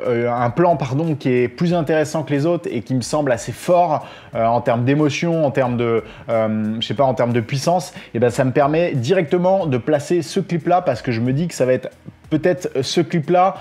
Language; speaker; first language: French; native; French